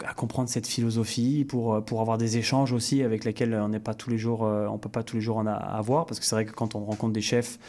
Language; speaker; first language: French; native; French